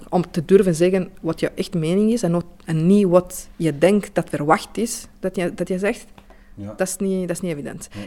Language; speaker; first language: Dutch; non-native, fluent; Italian